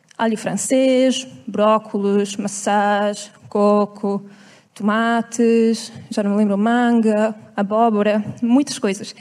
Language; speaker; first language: Portuguese; non-native, fluent; Italian